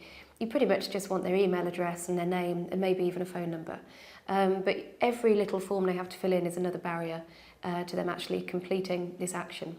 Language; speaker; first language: English; native; English